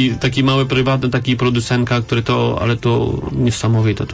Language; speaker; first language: Polish; non-native, learner; French